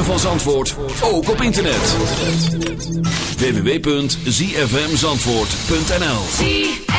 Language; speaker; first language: Dutch; native; Dutch